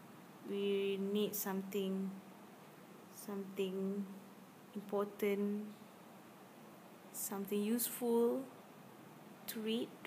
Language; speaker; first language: English; non-native, learner; Malay